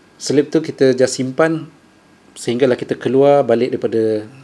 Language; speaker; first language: Malay; native; Malay